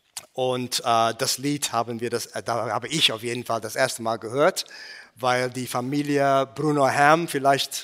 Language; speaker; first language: German; non-native, fluent; English